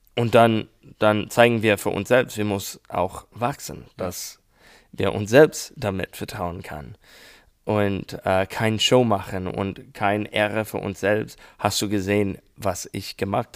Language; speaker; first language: German; non-native, learner; English